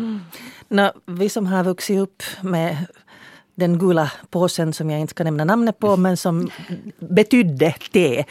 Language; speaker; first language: Swedish; native; Swedish